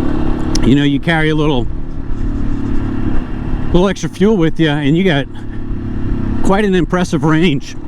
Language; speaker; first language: English; native; English